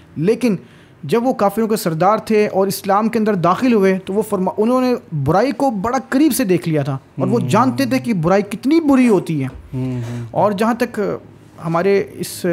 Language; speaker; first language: Urdu; native; Urdu